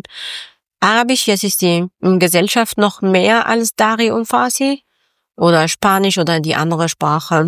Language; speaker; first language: German; non-native, learner; Persian